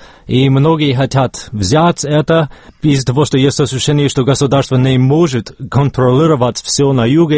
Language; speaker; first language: Russian; non-native, fluent; English